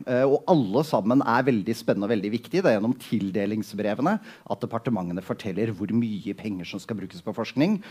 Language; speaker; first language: Norwegian; native; Norwegian